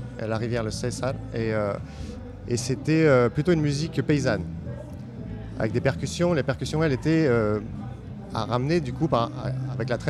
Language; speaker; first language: French; native; French